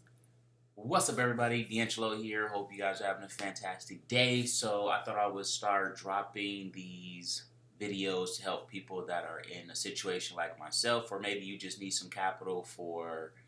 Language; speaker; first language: English; native; English